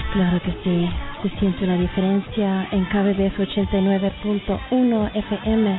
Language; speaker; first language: Spanish; early bilingual, heritage; Spanish